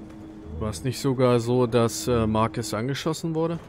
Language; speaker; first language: German; native; German